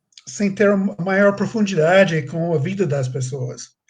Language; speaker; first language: Portuguese; non-native, fluent; English